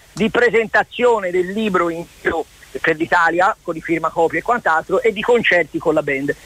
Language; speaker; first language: Italian; native; Italian